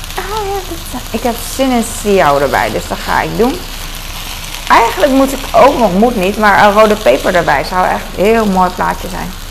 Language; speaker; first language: Dutch; early bilingual, other home language; Cantonese